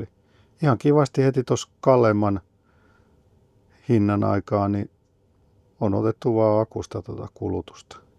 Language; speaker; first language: Finnish; native; Finnish